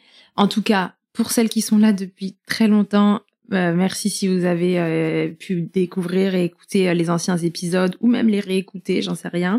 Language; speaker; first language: French; native; French